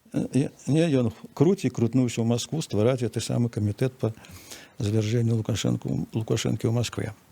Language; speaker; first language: Belarusian; native; Belarusian